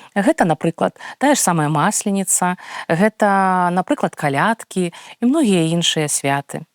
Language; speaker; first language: Belarusian; native; Belarusian